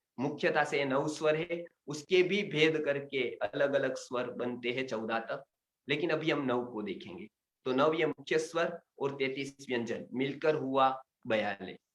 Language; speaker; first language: Hindi; non-native, local second language; Gujarati